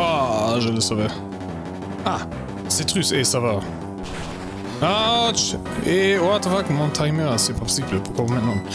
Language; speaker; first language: French; non-native, learner; German